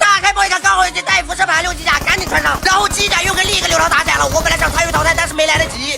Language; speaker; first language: Chinese; native; Chinese